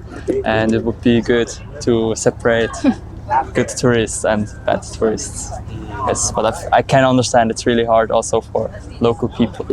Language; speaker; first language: English; non-native, learner; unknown